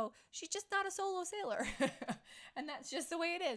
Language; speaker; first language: English; native; English